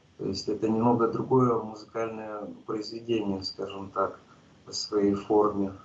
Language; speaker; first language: Russian; native; Russian